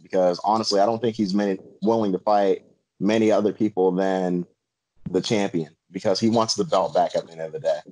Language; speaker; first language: English; native; English